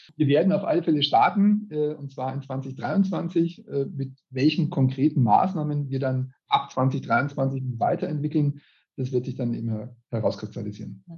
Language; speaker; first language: German; native; German